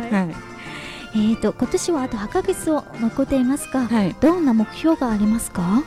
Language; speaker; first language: Japanese; non-native, fluent; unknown